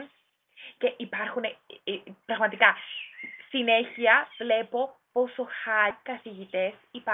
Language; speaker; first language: Greek; non-native, learner; German